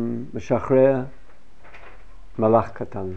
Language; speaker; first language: Hebrew; non-native, fluent; English